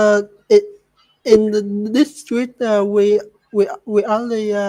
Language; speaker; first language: English; non-native, learner; Vietnamese